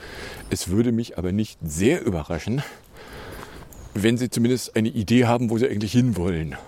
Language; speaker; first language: German; native; German